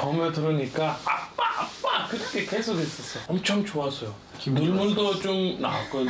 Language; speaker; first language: Korean; non-native, learner; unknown